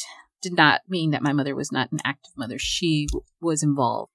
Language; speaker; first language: English; early bilingual, other home language; Spanish